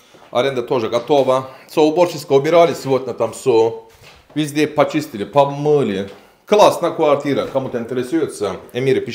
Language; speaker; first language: Russian; non-native, learner; Turkish